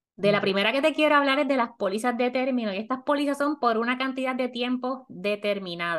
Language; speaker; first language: Spanish; native; Spanish